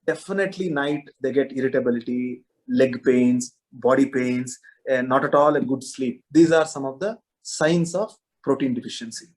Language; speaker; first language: English; non-native, local second language; Kannada